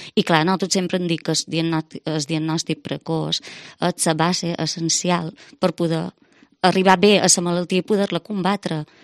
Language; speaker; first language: Catalan; native; Catalan